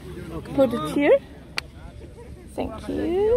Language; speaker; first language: English; non-native, fluent; German